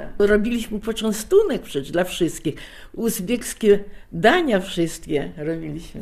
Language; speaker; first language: Polish; non-native, fluent; Russian